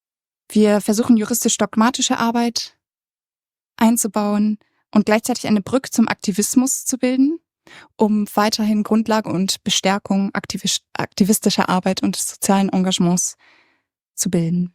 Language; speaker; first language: German; native; German